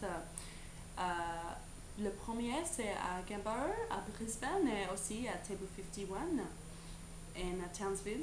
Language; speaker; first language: French; non-native, learner; English